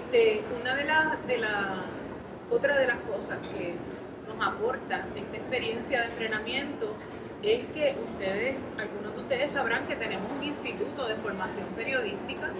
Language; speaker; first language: Spanish; native; Spanish